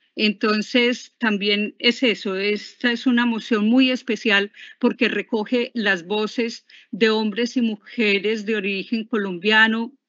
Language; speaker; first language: Spanish; native; Spanish